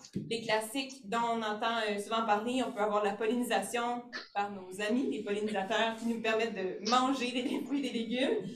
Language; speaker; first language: French; native; French